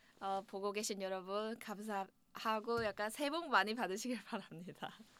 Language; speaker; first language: Korean; native; Korean